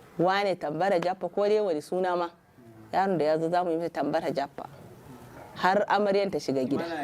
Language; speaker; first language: Hausa; non-native, local second language; Arabic